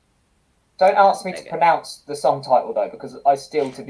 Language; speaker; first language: English; native; English